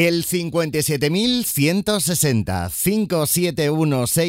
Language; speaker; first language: Spanish; native; Spanish